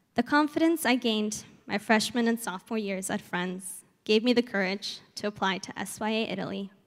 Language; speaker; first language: English; early bilingual, other home language; Spanish